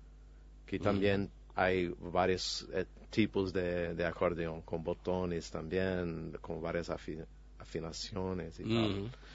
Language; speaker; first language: Spanish; non-native, fluent; English